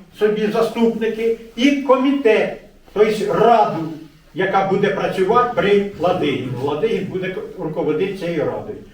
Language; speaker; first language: Ukrainian; native; Ukrainian